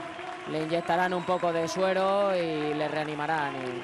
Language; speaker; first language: Spanish; native; Spanish